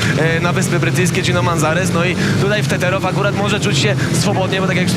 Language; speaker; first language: Polish; native; Polish